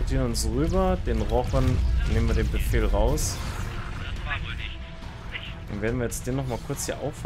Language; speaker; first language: German; native; German